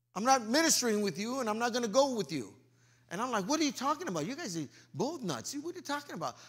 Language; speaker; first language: English; early bilingual, other home language; Spanish